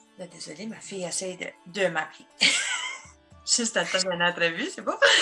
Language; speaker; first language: French; native; French